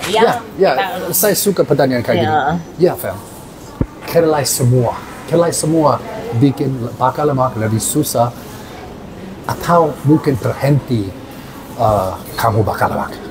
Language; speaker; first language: Indonesian; non-native, learner; English